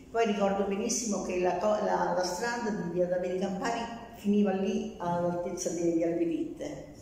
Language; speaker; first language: Italian; native; Italian